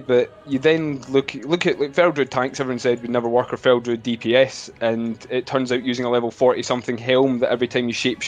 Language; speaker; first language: English; native; English